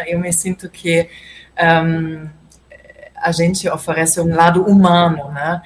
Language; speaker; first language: Portuguese; non-native, fluent; German